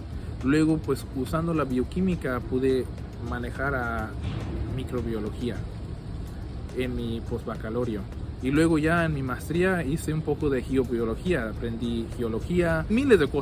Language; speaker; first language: Spanish; early bilingual, heritage; Spanish